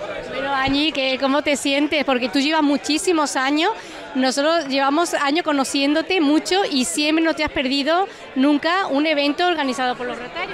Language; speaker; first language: Spanish; native; Spanish